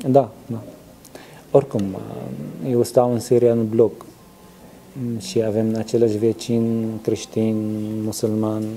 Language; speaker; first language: Romanian; non-native, learner; Arabic